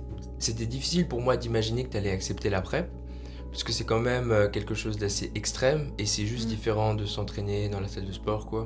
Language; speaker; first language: French; native; French